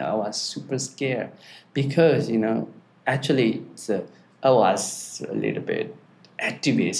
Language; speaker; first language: English; non-native, learner; Tibetan